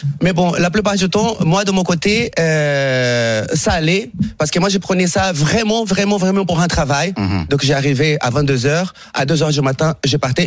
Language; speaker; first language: French; non-native, fluent; Portuguese